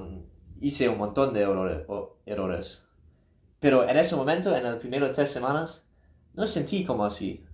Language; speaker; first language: Spanish; non-native, learner; English